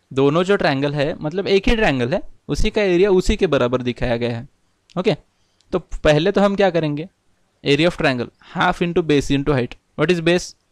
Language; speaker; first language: Hindi; non-native, local second language; Marathi